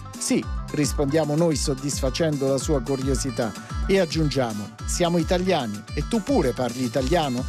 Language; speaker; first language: Italian; native; Italian